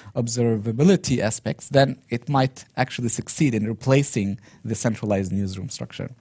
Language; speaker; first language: English; non-native, fluent; Arabic